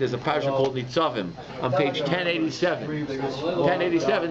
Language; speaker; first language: English; native; English